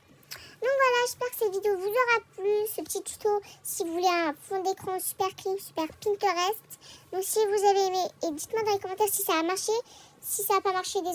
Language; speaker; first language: French; native; French